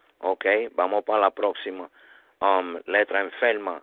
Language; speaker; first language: Spanish; early bilingual, heritage; Spanish